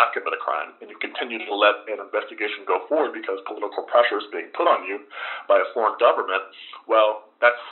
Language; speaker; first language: English; native; English